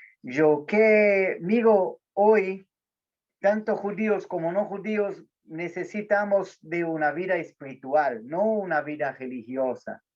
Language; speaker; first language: Spanish; non-native, fluent; Portuguese